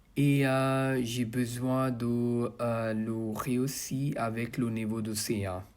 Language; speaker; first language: French; non-native, learner; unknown